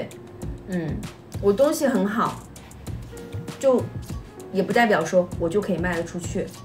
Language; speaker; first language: Chinese; native; Chinese